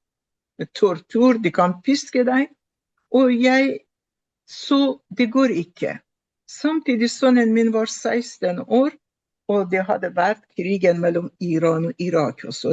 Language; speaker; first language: Norwegian; non-native, fluent; Persian